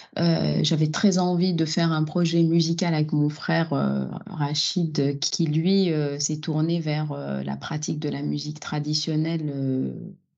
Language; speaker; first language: French; non-native, local second language; Arabic